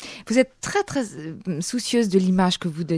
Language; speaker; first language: French; native; French